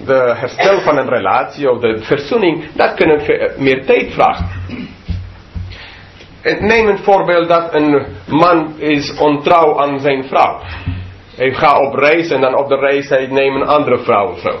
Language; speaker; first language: Dutch; non-native, fluent; English